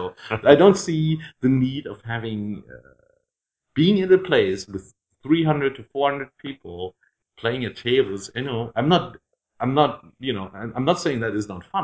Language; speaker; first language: English; non-native, fluent; German